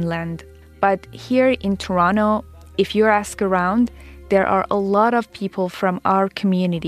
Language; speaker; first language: English; non-native, fluent; Persian